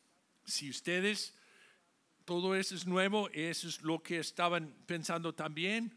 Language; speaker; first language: Spanish; non-native, fluent; English